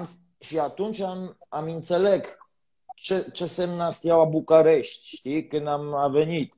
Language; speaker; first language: Romanian; non-native, learner; Polish